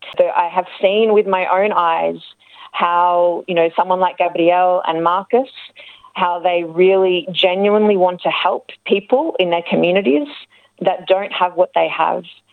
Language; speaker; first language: English; native; English